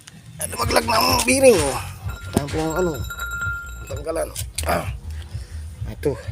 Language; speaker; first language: Filipino; native; Filipino